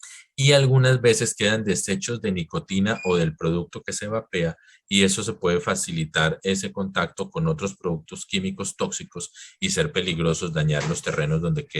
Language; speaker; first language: Spanish; native; Spanish